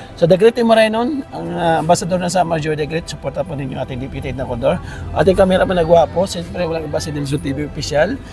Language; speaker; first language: Filipino; non-native, local second language; Cebuano